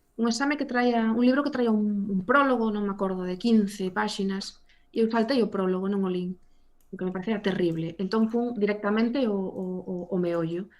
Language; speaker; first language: Galician; non-native, local second language; Spanish